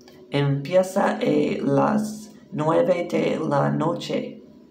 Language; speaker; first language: Spanish; non-native, learner; English